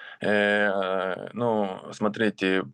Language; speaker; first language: Ukrainian; non-native, local second language; Russian